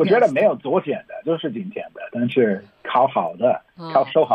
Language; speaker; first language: Chinese; non-native, fluent; English